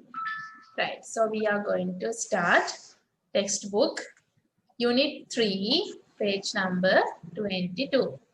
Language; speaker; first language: English; non-native, local second language; Sinhala